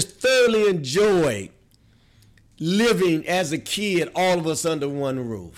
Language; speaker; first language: English; native; English